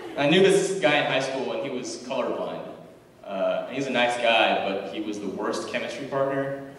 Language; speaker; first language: English; native; English